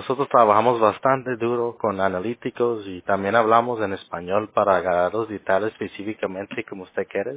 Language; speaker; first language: Spanish; early bilingual, heritage; Spanish